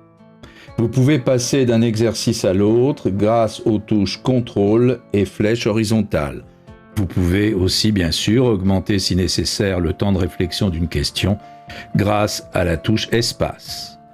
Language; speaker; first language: French; native; French